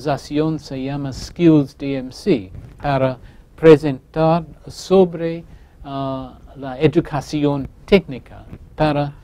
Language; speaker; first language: Spanish; non-native, fluent; English